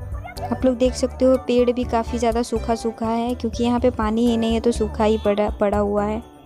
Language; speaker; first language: Hindi; native; Hindi